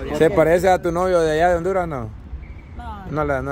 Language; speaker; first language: Spanish; native; Spanish